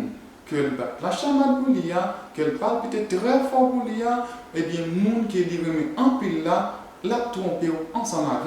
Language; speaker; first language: French; non-native, learner; Haitian Creole